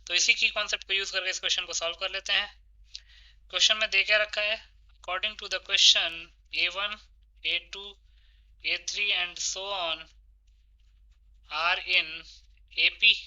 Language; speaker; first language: Hindi; native; Hindi